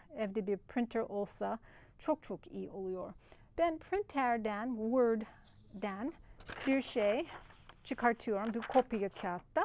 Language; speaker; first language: Turkish; non-native, fluent; English